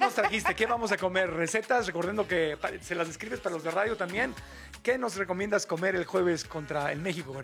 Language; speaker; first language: Spanish; native; Spanish